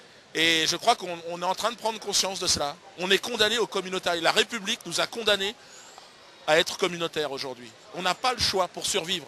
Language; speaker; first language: French; native; French